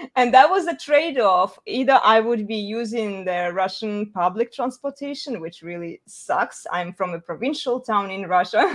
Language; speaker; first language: English; non-native, fluent; Russian